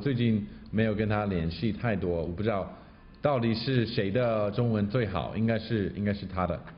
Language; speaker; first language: Chinese; non-native, fluent; English